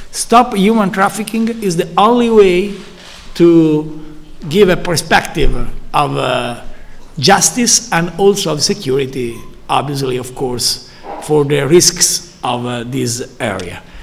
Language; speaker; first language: English; non-native, learner; Italian